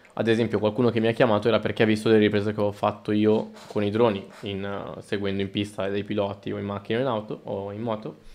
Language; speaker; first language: Italian; early bilingual, other home language; Spanish